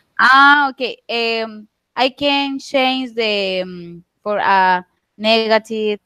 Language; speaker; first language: English; non-native, learner; Spanish